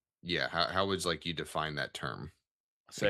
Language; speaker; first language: English; native; English